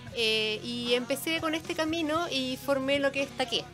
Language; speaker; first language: Spanish; native; Spanish